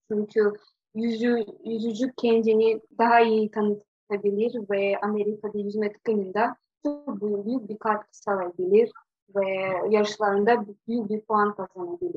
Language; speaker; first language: Turkish; non-native, fluent; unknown